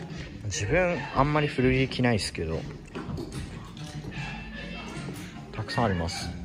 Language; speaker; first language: Japanese; native; Japanese